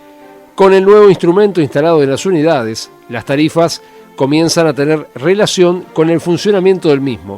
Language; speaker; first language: Spanish; native; Spanish